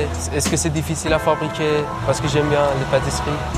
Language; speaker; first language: French; non-native, learner; Persian